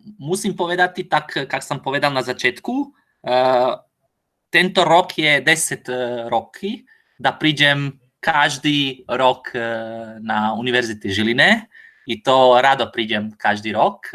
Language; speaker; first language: Slovak; non-native, learner; Croatian